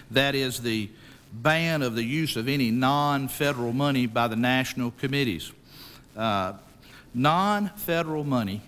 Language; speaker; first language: English; native; English